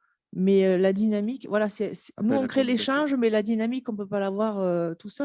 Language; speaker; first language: French; native; French